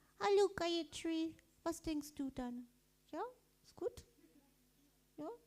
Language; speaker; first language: German; non-native, learner; English